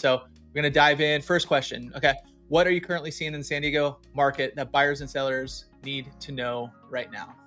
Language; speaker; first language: English; native; English